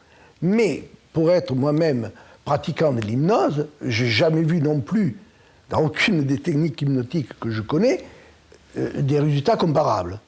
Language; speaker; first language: French; native; French